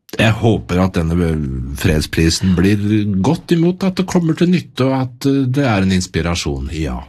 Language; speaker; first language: Norwegian; native; Norwegian